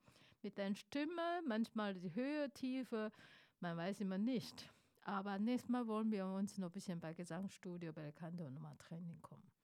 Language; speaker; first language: German; non-native, fluent; Chinese